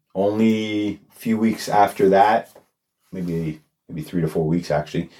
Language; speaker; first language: English; native; English